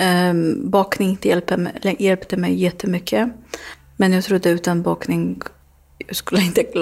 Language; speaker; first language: Swedish; non-native, learner; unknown